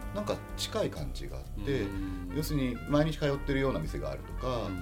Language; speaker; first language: Japanese; native; Japanese